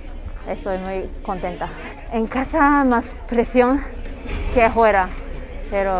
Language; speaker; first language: Spanish; non-native, learner; Japanese